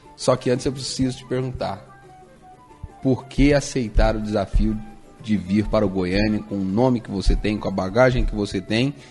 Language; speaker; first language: Portuguese; native; Portuguese